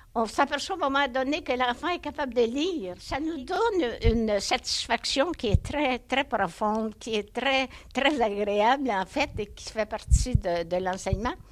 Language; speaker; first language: French; native; French